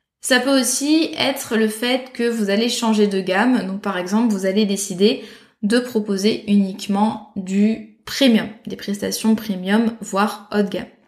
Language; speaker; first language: French; native; French